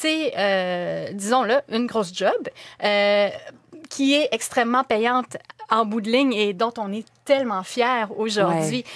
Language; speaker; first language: French; native; French